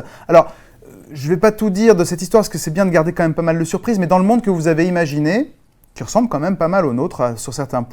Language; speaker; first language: French; native; French